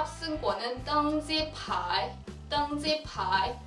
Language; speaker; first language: Chinese; non-native, fluent; Korean